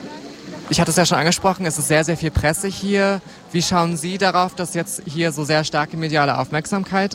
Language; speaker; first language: German; native; German